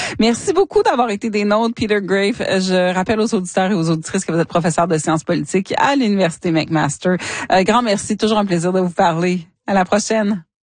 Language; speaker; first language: French; native; French